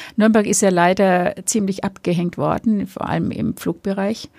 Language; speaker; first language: German; native; German